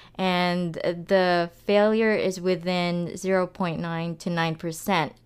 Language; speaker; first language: English; non-native, local second language; Filipino